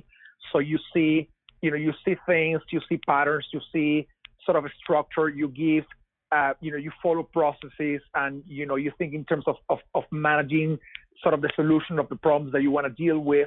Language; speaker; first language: English; non-native, fluent; Spanish